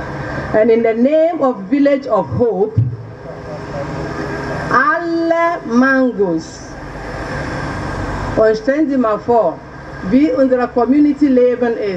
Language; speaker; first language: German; non-native, fluent; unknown